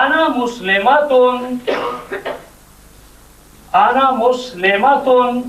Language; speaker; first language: Arabic; non-native, fluent; Urdu